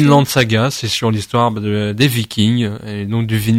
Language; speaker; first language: French; native; French